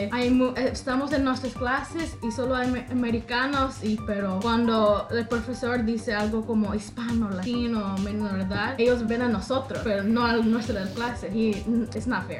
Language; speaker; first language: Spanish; early bilingual, heritage; English